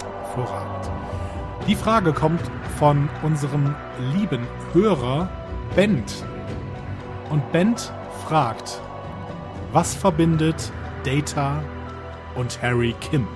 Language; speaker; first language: German; native; German